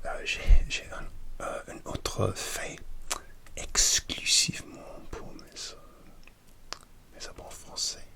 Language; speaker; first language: French; non-native, learner; English